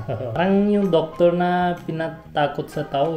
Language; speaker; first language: Filipino; non-native, learner; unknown